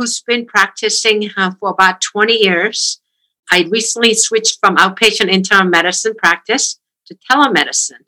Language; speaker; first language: English; non-native, fluent; Korean